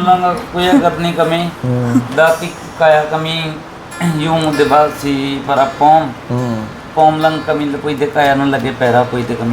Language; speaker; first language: Filipino; non-native, learner; Punjabi